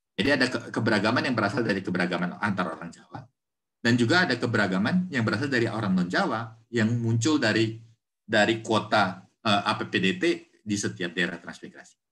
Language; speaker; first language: Indonesian; native; Indonesian